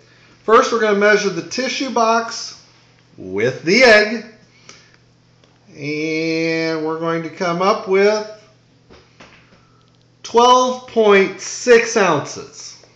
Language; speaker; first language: English; native; English